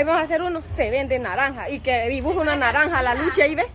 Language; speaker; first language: Spanish; native; Spanish